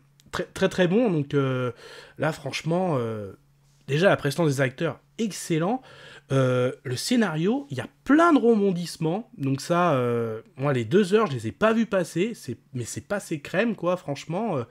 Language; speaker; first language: French; native; French